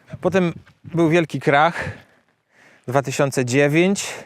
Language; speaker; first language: Polish; native; Polish